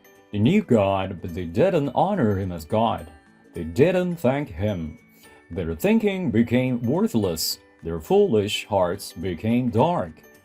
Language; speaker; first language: English; non-native, fluent; Korean